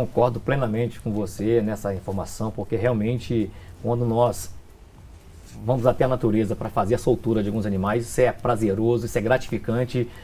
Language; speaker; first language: Portuguese; native; Portuguese